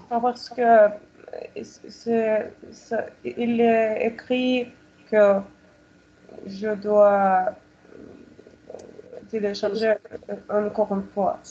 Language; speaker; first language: French; non-native, learner; Russian